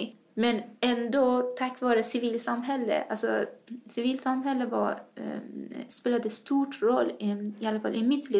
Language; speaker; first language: Swedish; non-native, fluent; Persian